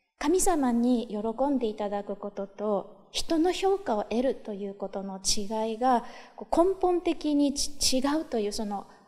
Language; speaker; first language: Japanese; native; Japanese